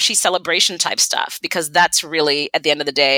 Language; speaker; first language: English; non-native, fluent; Haitian Creole